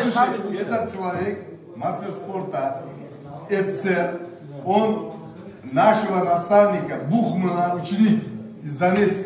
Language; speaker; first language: Russian; non-native, local second language; Uzbek